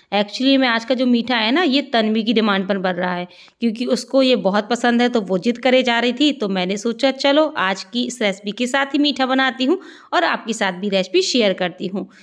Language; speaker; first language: Hindi; native; Hindi